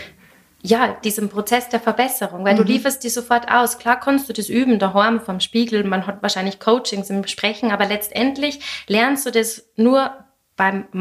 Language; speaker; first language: German; native; German